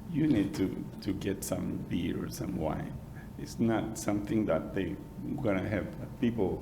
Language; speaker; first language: English; non-native, fluent; Spanish